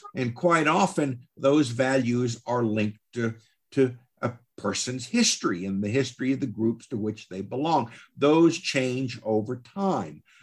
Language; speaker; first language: English; native; English